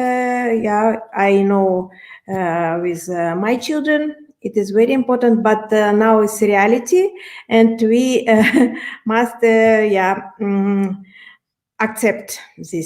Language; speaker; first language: English; non-native, learner; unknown